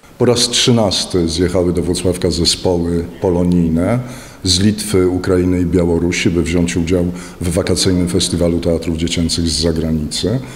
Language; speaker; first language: Polish; native; Polish